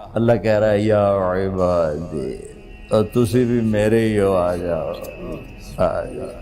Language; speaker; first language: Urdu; non-native, local second language; Punjabi